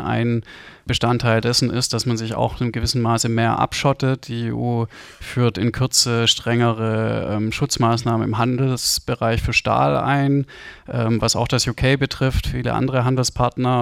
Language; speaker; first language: German; native; German